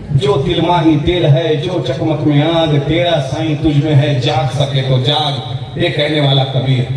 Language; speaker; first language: Hindi; non-native, local second language; Marathi